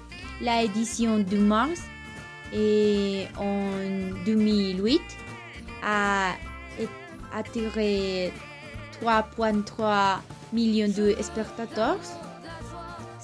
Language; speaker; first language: French; non-native, learner; Spanish